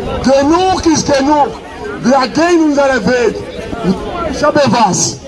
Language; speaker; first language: German; non-native, learner; Igbo